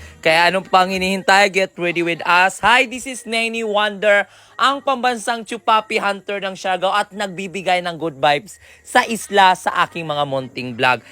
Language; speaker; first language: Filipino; non-native, local second language; Cebuano